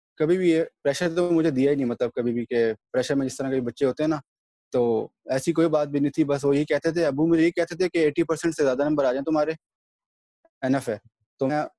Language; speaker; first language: Urdu; native; Urdu